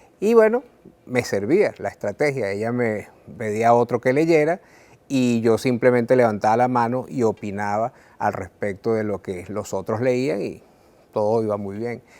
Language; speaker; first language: Spanish; native; Spanish